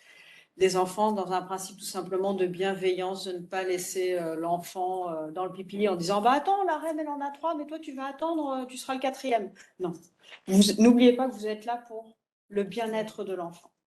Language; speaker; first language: French; native; French